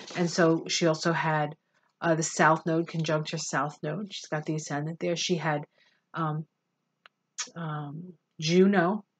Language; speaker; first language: English; native; English